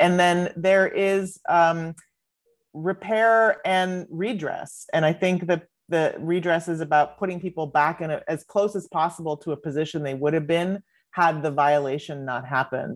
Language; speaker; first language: English; native; English